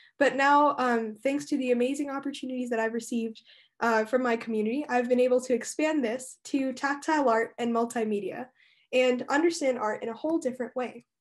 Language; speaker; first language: English; native; English